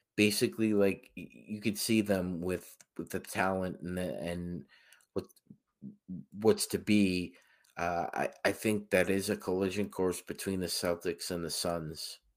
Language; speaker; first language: English; native; English